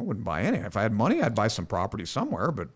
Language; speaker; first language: English; native; English